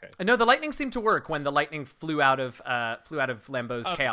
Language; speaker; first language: English; native; English